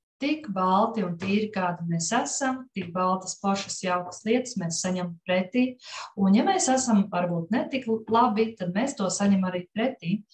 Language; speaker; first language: Latvian; non-native, local second language; Russian